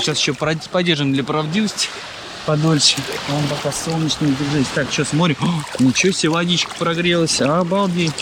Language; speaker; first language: Russian; native; Russian